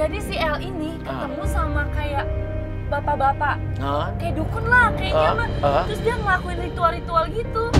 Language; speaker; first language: Indonesian; native; Indonesian